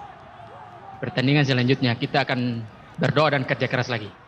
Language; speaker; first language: Indonesian; native; Indonesian